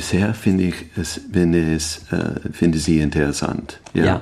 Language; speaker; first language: German; non-native, fluent; English